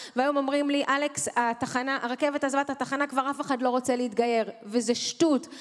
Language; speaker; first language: Hebrew; early bilingual, other home language; Russian